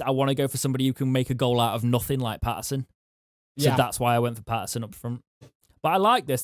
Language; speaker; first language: English; native; English